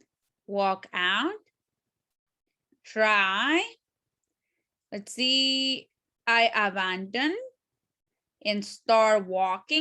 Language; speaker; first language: English; non-native, fluent; Spanish